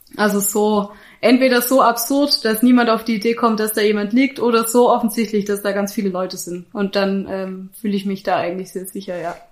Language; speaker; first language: German; native; German